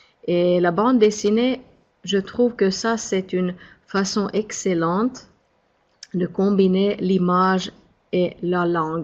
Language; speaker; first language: French; non-native, fluent; Finnish